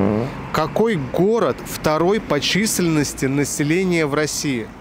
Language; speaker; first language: Russian; native; Russian